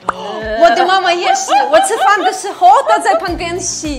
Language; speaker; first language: Chinese; non-native, learner; Ukrainian